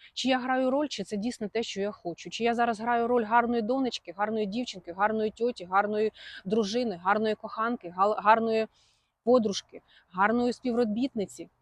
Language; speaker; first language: Ukrainian; non-native, local second language; Russian